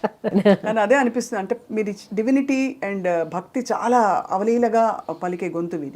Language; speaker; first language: Telugu; native; Telugu